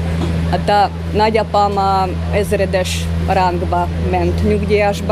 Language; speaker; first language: Hungarian; non-native, fluent; Russian